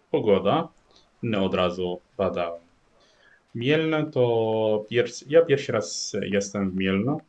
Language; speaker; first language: Polish; non-native, learner; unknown